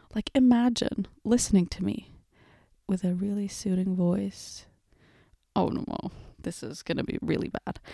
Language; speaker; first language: English; early bilingual, other home language; Portuguese